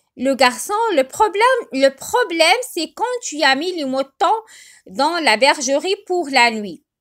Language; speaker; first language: French; non-native, local second language; Arabic